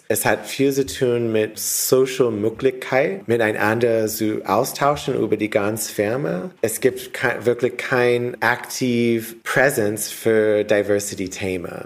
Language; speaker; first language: German; non-native, learner; English